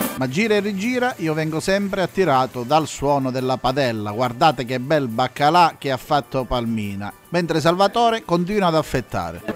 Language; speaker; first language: Italian; native; Italian